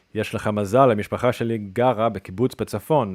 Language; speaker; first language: Hebrew; non-native, learner; English